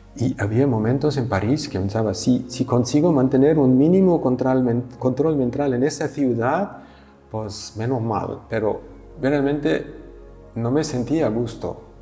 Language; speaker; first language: Spanish; non-native, fluent; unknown